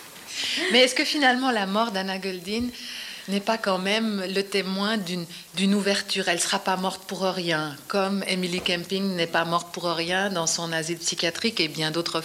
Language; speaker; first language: French; native; French